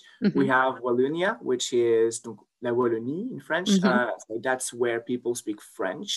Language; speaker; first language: English; non-native, fluent; French